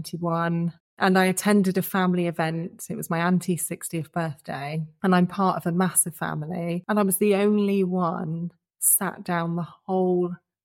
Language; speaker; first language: English; native; English